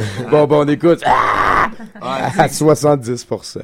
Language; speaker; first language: French; native; French